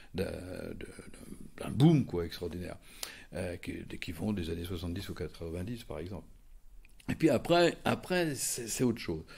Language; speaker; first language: French; native; French